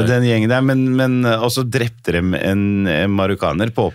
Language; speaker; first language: Norwegian; native; Norwegian